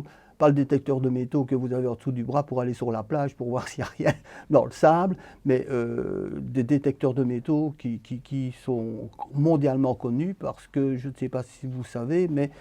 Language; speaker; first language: French; native; French